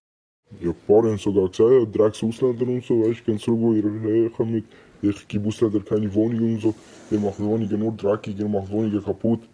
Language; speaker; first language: German; non-native, fluent; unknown